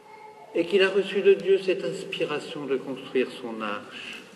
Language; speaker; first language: French; native; French